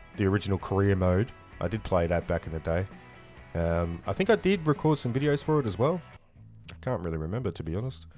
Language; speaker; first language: English; native; English